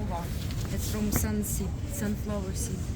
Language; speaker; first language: English; non-native, learner; Russian